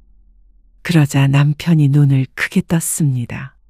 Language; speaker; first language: Korean; native; Korean